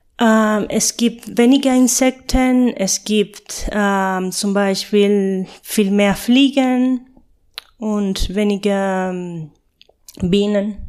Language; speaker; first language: German; non-native, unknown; Spanish